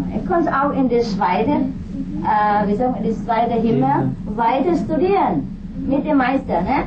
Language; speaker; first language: German; non-native, learner; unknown